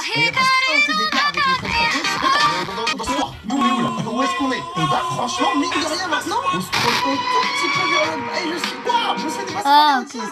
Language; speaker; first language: French; native; French